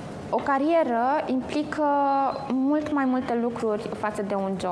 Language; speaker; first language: Romanian; native; Romanian